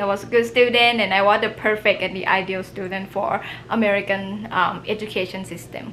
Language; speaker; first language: English; non-native, fluent; Thai